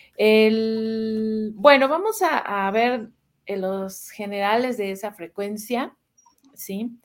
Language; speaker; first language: Spanish; native; Spanish